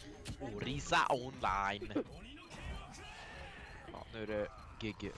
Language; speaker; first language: Swedish; native; Swedish